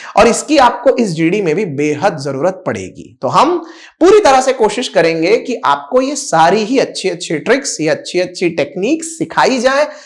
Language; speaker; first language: Hindi; non-native, local second language; Marathi